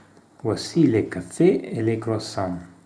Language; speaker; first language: French; non-native, learner; Italian